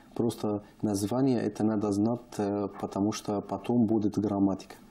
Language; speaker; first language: Russian; non-native, learner; Arabic